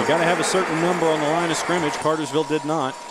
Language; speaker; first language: English; native; English